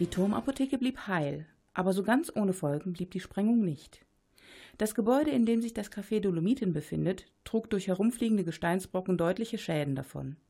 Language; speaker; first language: German; native; German